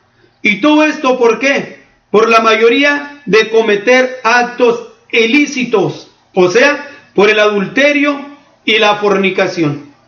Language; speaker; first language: Spanish; native; Spanish